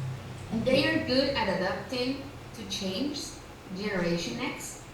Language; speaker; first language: English; non-native, learner; Spanish